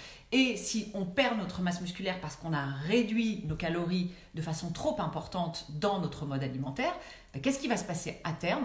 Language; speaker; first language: French; native; French